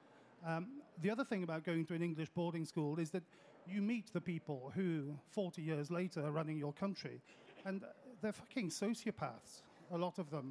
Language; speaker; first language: English; early bilingual, other home language; French